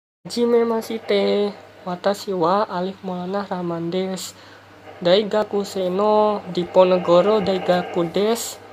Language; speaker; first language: Japanese; non-native, learner; Indonesian